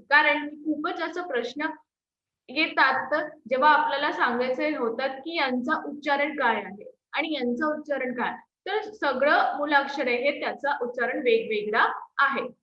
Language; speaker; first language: Marathi; non-native, local second language; Hindi